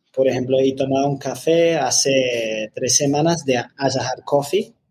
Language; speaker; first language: Spanish; non-native, fluent; English